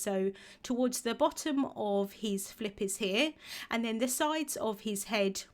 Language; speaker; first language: English; native; English